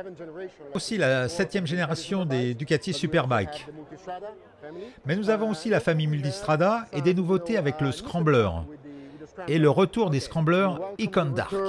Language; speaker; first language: French; native; French